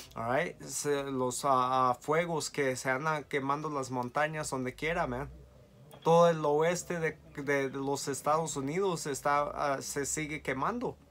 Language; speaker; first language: Spanish; early bilingual, heritage; Spanish